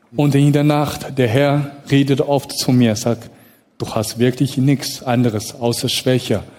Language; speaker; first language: German; non-native, fluent; Chinese